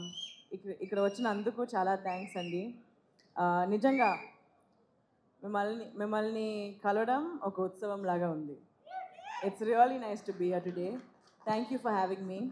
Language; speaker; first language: Telugu; non-native, fluent; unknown